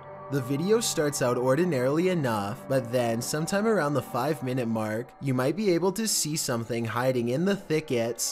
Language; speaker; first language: English; native; English